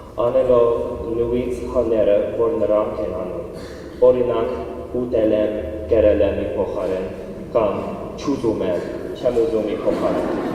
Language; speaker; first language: Armenian; non-native, learner; English